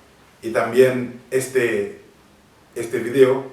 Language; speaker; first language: Spanish; non-native, fluent; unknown